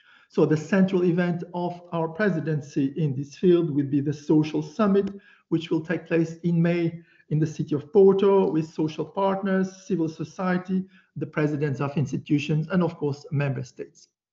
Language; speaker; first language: English; non-native, fluent; Portuguese